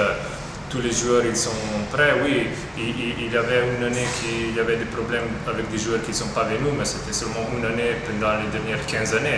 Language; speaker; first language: French; non-native, fluent; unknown